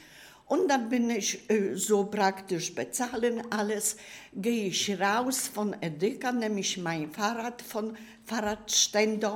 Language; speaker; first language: German; non-native, learner; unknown